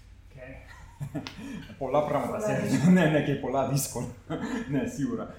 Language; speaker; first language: Greek; non-native, fluent; English